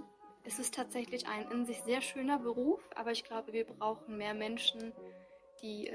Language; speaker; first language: German; early bilingual, other home language; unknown